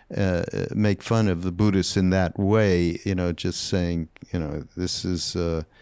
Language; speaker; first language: English; native; English